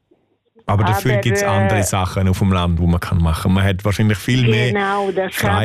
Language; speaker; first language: German; native; German